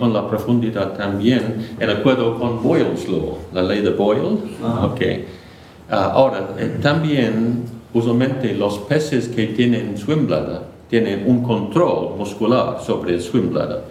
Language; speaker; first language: Spanish; non-native, fluent; English